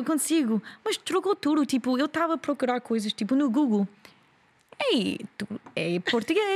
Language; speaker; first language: Portuguese; non-native, learner; English